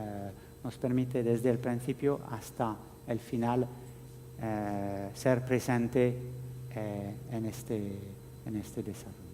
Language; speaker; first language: Spanish; non-native, fluent; French